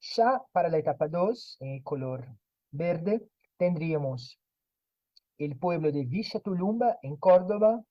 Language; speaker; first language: Spanish; non-native, fluent; Portuguese